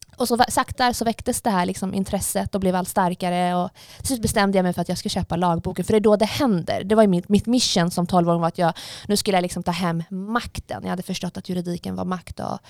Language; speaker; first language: Swedish; early bilingual, other home language; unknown